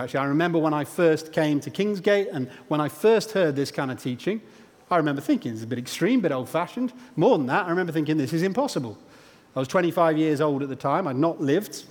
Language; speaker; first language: English; native; English